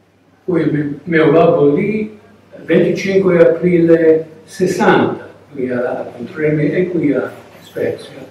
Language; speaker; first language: Italian; non-native, learner; English